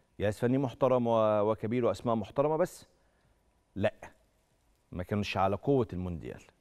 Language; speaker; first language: Arabic; native; Arabic